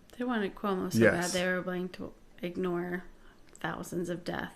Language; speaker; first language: English; native; English